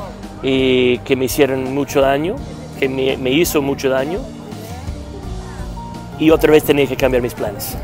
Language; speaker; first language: Spanish; non-native, fluent; English